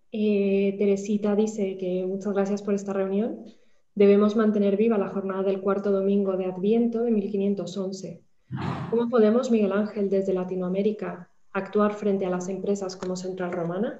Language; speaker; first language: Spanish; native; Spanish